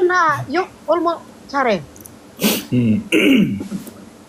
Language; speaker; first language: Korean; non-native, learner; Filipino